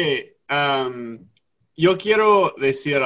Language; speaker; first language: Spanish; non-native, learner; English